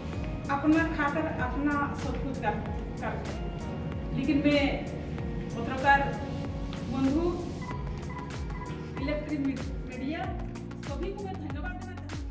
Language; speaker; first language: Hindi; non-native, local second language; Santali